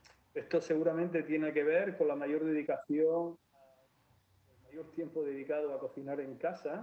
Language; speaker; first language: Spanish; native; Spanish